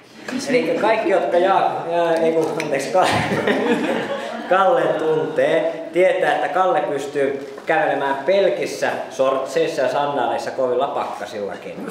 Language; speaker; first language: Finnish; native; Finnish